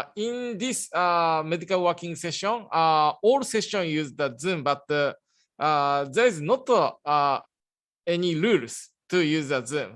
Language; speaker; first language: English; non-native, learner; Japanese